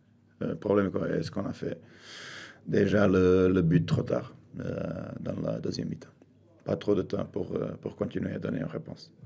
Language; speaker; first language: French; non-native, fluent; Portuguese